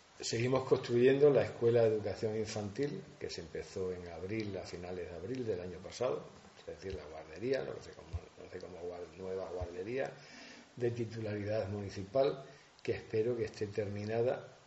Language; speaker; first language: Spanish; native; Spanish